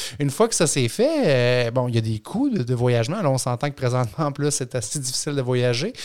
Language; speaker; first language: French; native; French